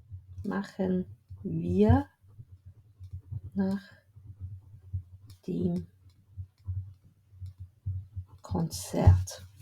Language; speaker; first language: German; non-native, fluent; English